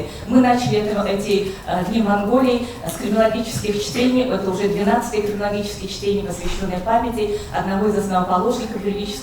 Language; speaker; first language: Russian; native; Russian